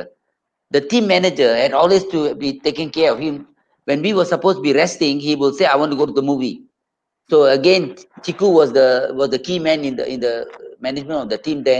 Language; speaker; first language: English; non-native, local second language; Tamil